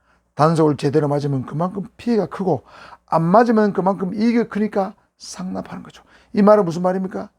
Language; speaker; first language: Korean; native; Korean